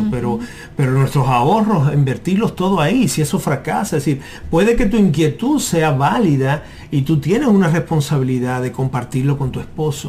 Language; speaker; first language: Spanish; native; Spanish